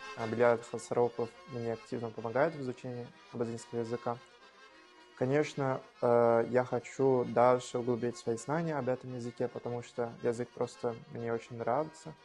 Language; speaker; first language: Russian; non-native, fluent; Portuguese